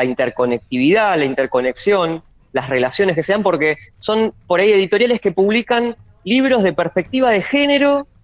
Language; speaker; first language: Spanish; native; Spanish